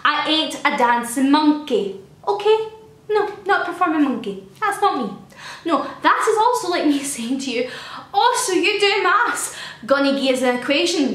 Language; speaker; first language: English; native; English